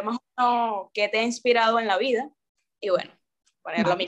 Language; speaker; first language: Spanish; native; Spanish